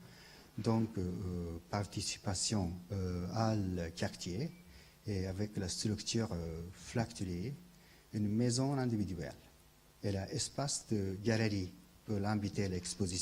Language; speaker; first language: French; non-native, learner; Japanese